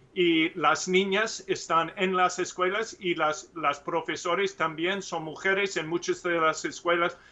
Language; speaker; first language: Spanish; non-native, learner; English